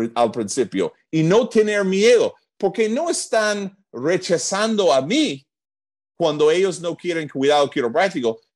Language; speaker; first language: Spanish; non-native, fluent; English